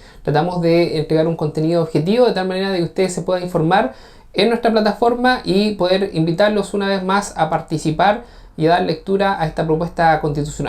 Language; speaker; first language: Spanish; native; Spanish